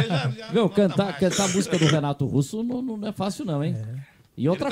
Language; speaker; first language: Portuguese; native; Portuguese